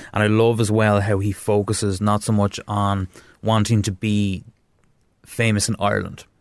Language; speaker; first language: English; native; English